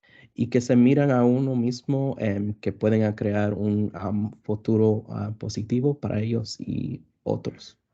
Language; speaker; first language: Spanish; early bilingual, other home language; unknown